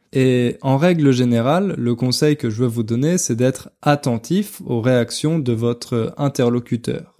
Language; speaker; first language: French; native; French